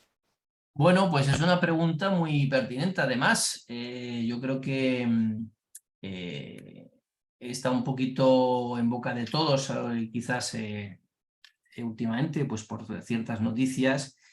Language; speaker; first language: Spanish; native; Spanish